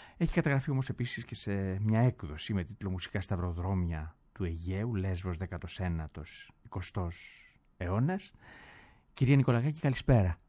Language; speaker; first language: Greek; native; Greek